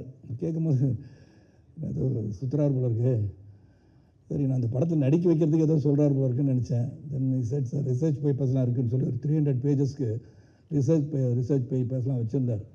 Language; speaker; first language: Tamil; native; Tamil